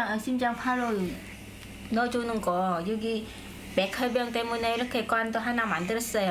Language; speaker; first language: Korean; non-native, learner; Vietnamese